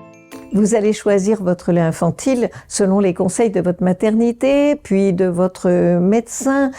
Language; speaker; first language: French; native; French